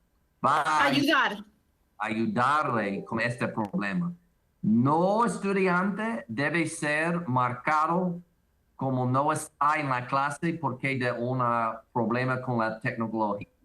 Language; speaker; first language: Spanish; non-native, learner; English